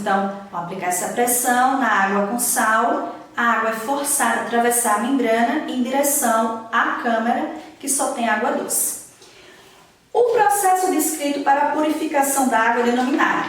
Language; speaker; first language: Portuguese; native; Portuguese